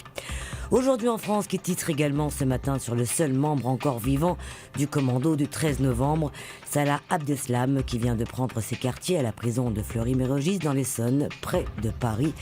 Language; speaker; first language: French; native; French